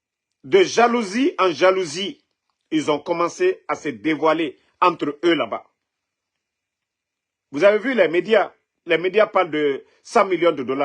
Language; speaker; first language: French; non-native, local second language; Mandingo